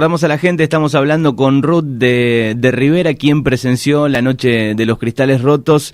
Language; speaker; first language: Spanish; native; Spanish